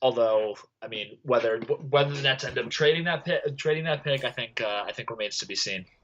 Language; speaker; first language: English; native; English